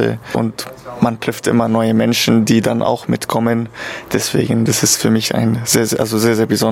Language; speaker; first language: German; early bilingual, other home language; Arabic